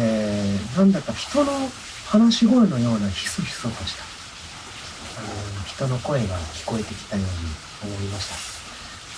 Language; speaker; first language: Japanese; native; Japanese